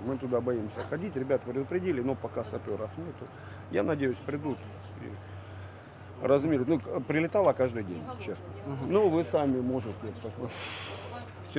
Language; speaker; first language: Russian; native; Russian